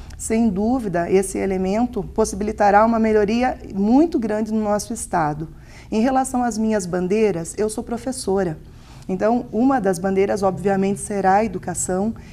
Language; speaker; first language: Portuguese; native; Portuguese